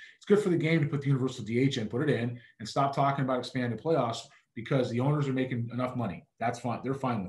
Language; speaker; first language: English; native; English